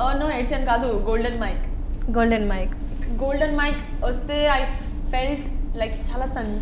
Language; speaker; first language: Telugu; non-native, learner; Gujarati